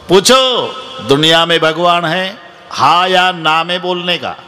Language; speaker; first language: Hindi; non-native, local second language; Marathi